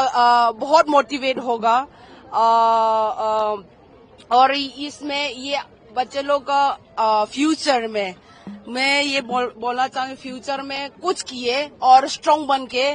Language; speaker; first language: Hindi; non-native, local second language; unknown